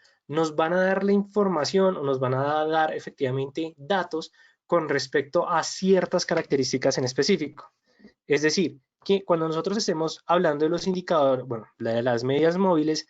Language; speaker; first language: Spanish; native; Spanish